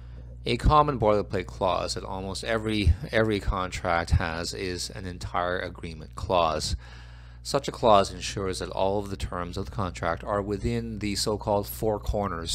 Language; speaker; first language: English; native; English